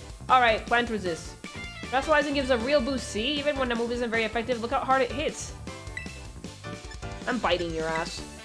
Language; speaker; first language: English; early bilingual, other home language; Spanish